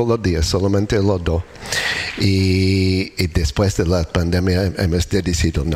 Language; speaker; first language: Spanish; non-native, learner; English